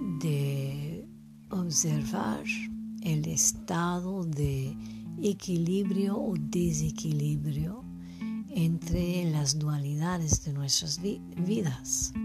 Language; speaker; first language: Spanish; non-native, fluent; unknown